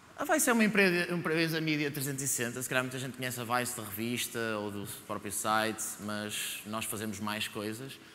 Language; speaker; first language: Portuguese; native; Portuguese